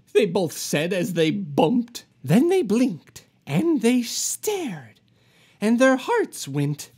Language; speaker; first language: English; native; English